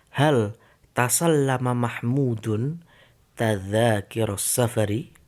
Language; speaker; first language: Arabic; non-native, fluent; Indonesian